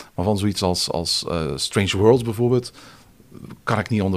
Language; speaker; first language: Dutch; native; Dutch